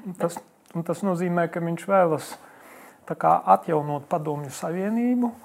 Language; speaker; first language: Latvian; non-native, local second language; Polish